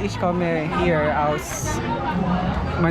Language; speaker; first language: German; non-native, learner; Filipino